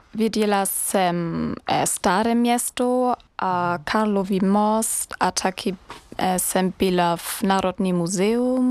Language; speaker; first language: Czech; non-native, learner; German